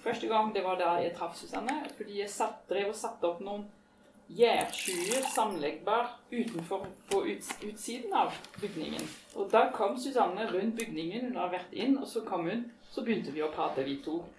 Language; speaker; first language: Norwegian; non-native, fluent; French